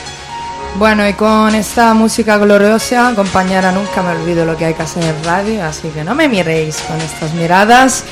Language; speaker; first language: Spanish; native; Spanish